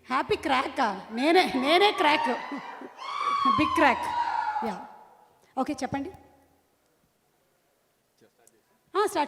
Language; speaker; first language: Telugu; native; Telugu